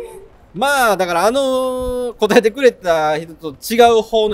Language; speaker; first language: Japanese; native; Japanese